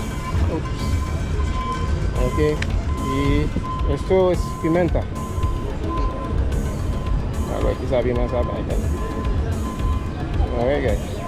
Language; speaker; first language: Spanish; non-native, learner; Haitian Creole